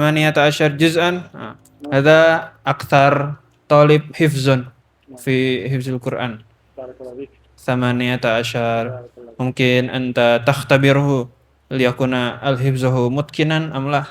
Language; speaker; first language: Arabic; non-native, learner; Indonesian